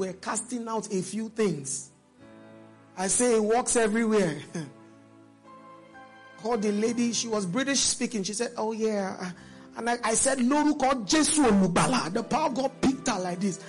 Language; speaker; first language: English; non-native, local second language; Yoruba